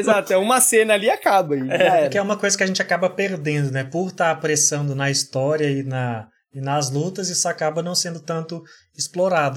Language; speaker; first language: Portuguese; native; Portuguese